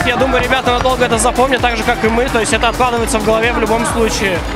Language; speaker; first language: Russian; native; Russian